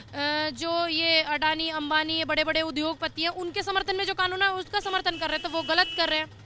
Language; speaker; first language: Hindi; native; Hindi